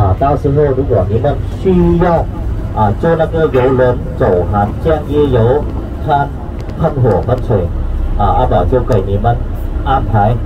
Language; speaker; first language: Chinese; non-native, fluent; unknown